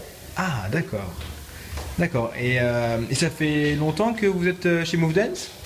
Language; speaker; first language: French; native; French